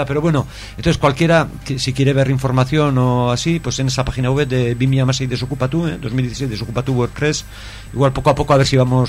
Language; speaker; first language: Spanish; native; Spanish